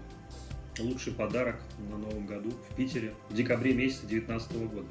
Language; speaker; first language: Russian; native; Russian